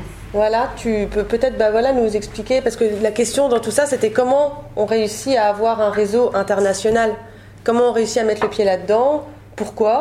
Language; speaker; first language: French; native; French